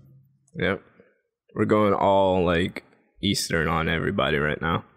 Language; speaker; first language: English; native; English